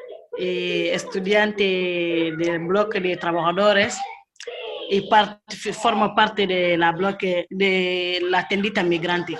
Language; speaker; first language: Spanish; non-native, learner; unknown